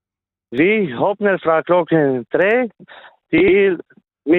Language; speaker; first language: Norwegian; non-native, local second language; Northern Sami